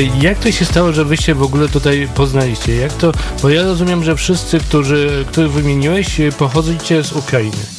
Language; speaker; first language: Polish; native; Polish